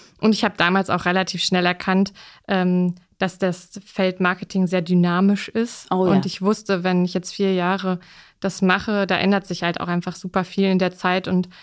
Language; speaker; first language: German; native; German